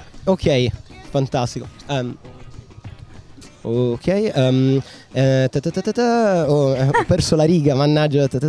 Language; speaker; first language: Italian; native; Italian